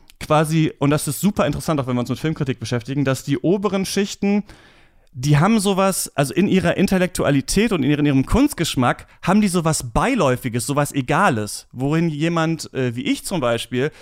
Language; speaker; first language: German; native; German